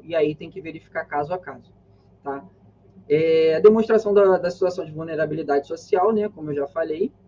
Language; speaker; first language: Portuguese; native; Portuguese